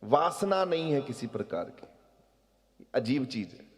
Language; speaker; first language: Hindi; non-native, local second language; Punjabi